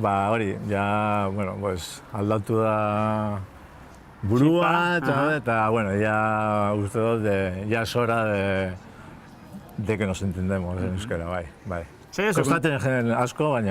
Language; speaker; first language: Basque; non-native, local second language; Spanish